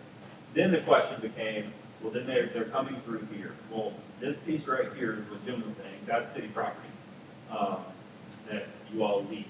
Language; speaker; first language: English; native; English